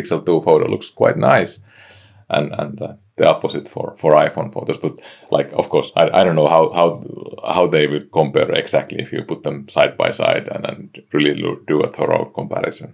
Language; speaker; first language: English; non-native, fluent; Finnish